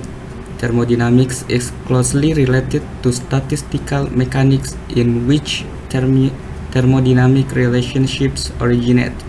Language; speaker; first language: English; non-native, learner; Indonesian